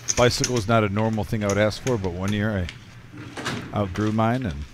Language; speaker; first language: English; native; English